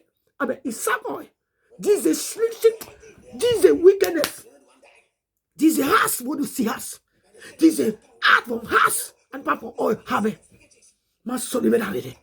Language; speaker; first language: German; non-native, learner; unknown